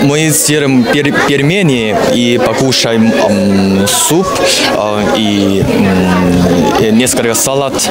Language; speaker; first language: Russian; non-native, learner; Chinese